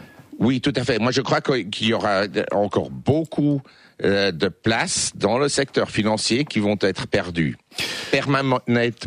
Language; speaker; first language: French; non-native, local second language; Swiss German